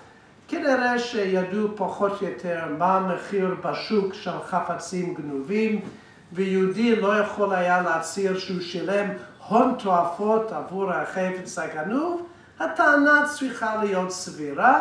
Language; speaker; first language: Hebrew; non-native, fluent; English